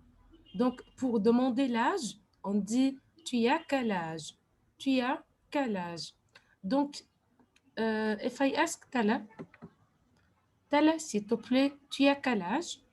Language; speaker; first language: French; non-native, fluent; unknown